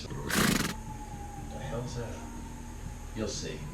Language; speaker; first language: English; native; English